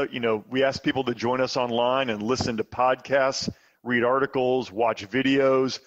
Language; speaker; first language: English; native; English